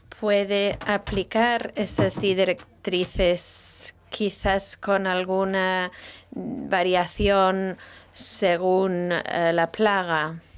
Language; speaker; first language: Spanish; non-native, fluent; Italian